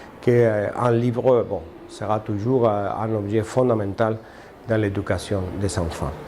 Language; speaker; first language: French; non-native, fluent; Spanish